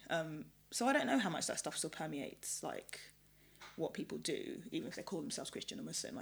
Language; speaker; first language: English; early bilingual, other home language; Yoruba